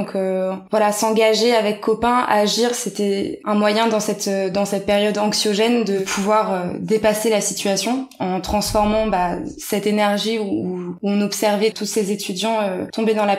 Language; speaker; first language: French; native; French